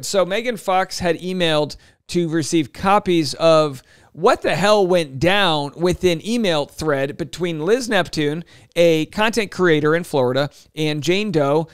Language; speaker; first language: English; native; English